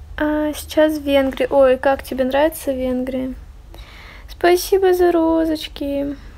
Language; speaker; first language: Russian; native; Russian